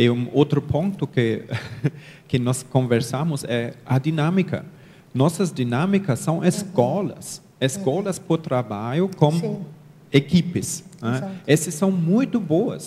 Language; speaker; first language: Portuguese; non-native, learner; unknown